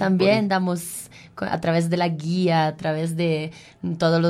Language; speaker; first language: Spanish; non-native, fluent; Italian